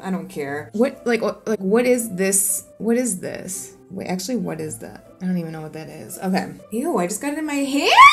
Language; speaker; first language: English; early bilingual, other home language; Spanish